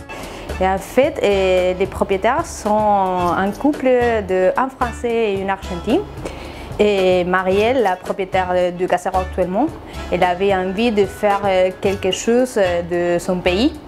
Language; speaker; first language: French; non-native, fluent; Spanish